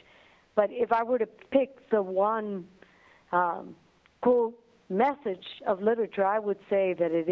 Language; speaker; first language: English; non-native, fluent; Spanish